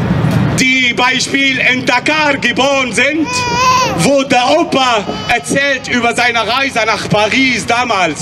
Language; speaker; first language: German; non-native, fluent; Arabic